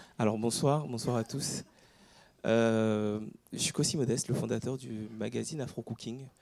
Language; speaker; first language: French; early bilingual, other home language; Ewe